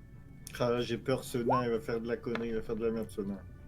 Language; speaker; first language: French; native; French